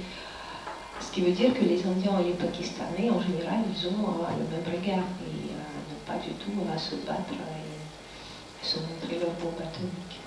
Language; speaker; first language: French; non-native, fluent; Russian